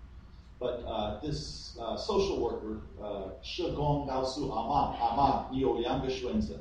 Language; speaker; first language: Chinese; non-native, fluent; English